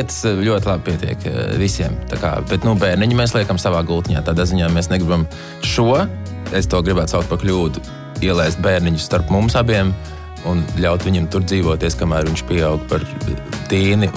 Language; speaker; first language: Latvian; native; Latvian